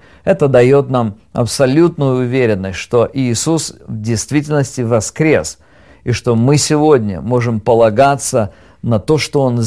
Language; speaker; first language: Russian; native; Russian